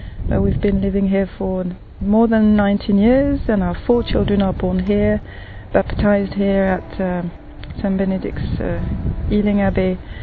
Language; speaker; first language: English; non-native, fluent; French